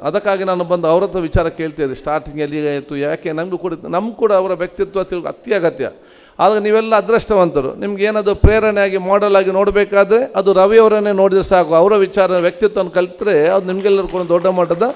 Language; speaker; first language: Kannada; non-native, local second language; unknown